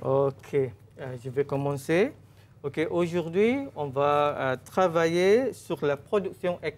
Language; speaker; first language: French; non-native, fluent; Malay